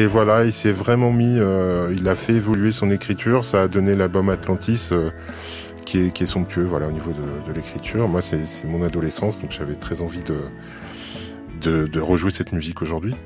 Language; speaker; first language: French; native; French